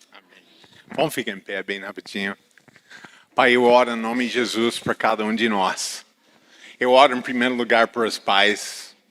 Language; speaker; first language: Portuguese; non-native, fluent; English